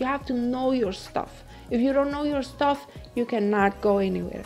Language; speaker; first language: English; non-native, fluent; Arabic